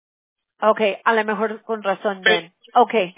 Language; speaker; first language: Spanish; early bilingual, other home language; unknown